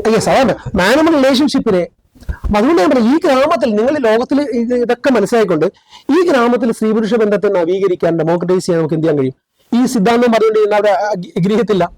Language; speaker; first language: Malayalam; native; Malayalam